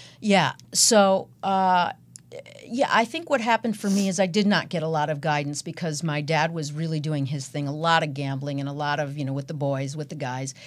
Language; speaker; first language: English; native; English